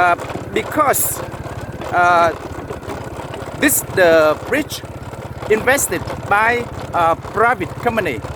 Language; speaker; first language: English; non-native, learner; Vietnamese